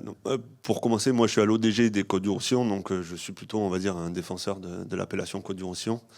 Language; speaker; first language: French; native; French